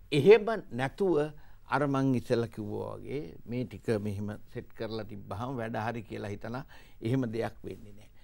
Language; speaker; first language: Sinhala; native; Sinhala